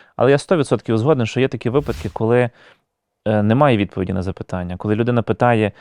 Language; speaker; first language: Ukrainian; native; Ukrainian